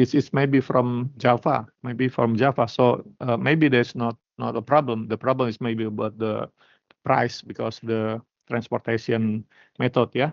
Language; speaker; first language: English; non-native, learner; Indonesian